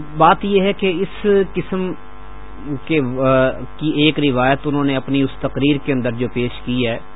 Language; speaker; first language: Urdu; non-native, local second language; Punjabi